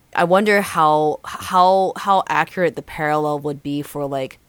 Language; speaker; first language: English; native; English